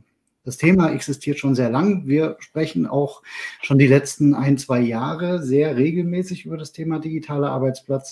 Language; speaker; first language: German; native; German